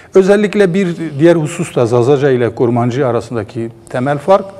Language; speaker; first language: Turkish; non-native, local second language; Kurdish